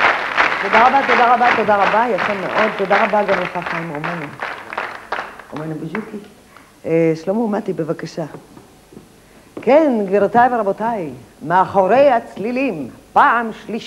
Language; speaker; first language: Hebrew; native; Hebrew